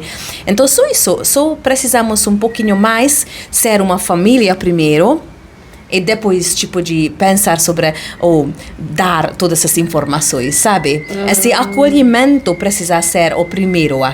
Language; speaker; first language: Portuguese; non-native, fluent; Hungarian